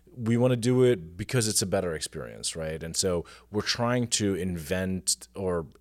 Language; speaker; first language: English; non-native, fluent; Arabic